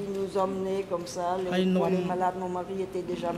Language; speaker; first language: French; non-native, local second language; Khmer